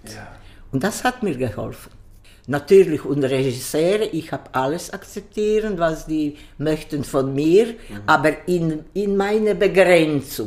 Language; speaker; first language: German; non-native, learner; Croatian